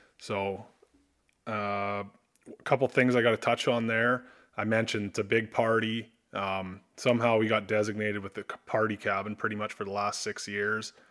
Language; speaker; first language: English; native; English